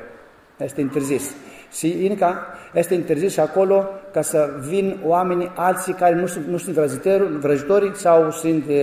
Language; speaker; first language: Romanian; non-native, learner; Greek